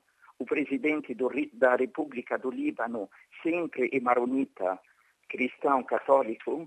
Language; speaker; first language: Portuguese; non-native, fluent; Arabic